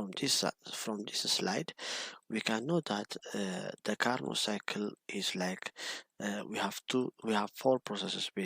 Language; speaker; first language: English; non-native, local second language; Amharic